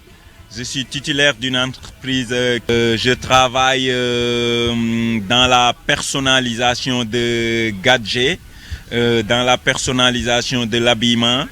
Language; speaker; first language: French; non-native, local second language; Serer